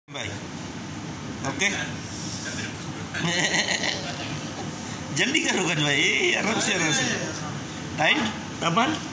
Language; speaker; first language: Hindi; non-native, learner; Filipino